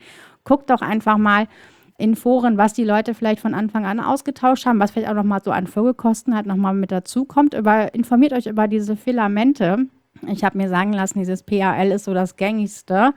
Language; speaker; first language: German; native; German